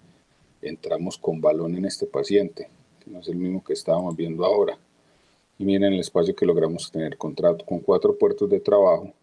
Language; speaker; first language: Spanish; native; Spanish